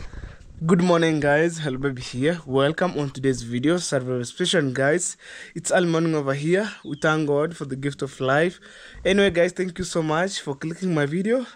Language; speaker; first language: English; non-native, local second language; Swahili